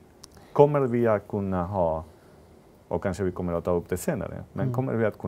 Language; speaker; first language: Swedish; non-native, fluent; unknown